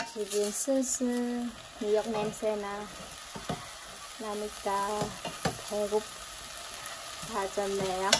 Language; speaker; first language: Korean; non-native, fluent; Khmer